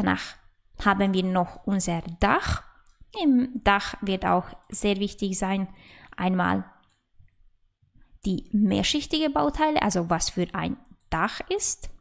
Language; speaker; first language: German; non-native, fluent; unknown